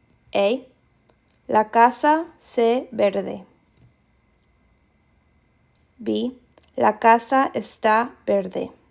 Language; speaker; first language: Spanish; non-native, fluent; English